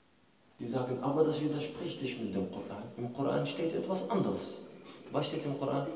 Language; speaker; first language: German; non-native, fluent; Arabic